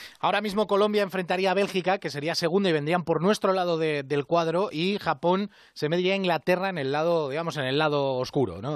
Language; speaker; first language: Spanish; native; Spanish